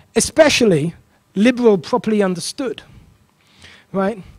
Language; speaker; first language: English; native; English